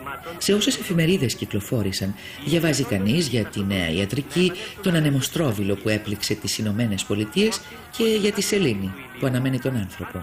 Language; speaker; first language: Greek; native; Greek